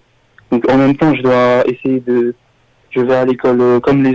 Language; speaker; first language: French; early bilingual, other home language; Armenian